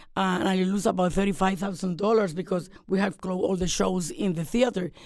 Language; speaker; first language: English; non-native, fluent; Spanish